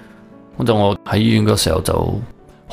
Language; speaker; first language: Cantonese; early bilingual, heritage; Cantonese